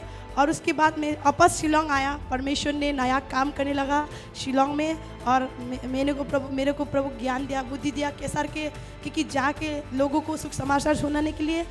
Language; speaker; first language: Hindi; non-native, local second language; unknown